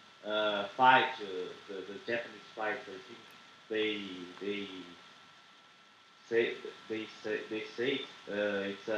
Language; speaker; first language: English; non-native, learner; Portuguese